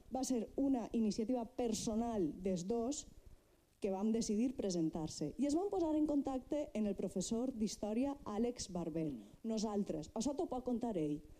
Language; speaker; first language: Catalan; non-native, local second language; Spanish